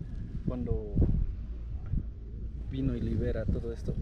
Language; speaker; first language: Spanish; native; Spanish